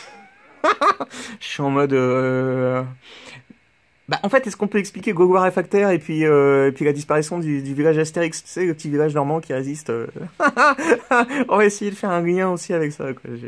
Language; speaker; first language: French; native; French